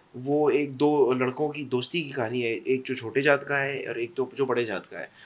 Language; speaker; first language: Hindi; non-native, local second language; English